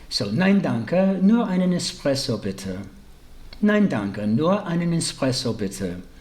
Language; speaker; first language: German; early bilingual, heritage; English